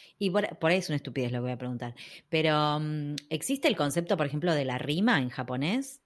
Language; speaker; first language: Spanish; native; Spanish